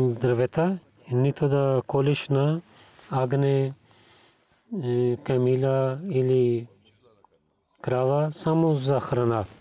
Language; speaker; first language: Bulgarian; non-native, learner; Urdu